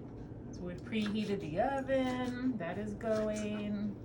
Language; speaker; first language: English; native; English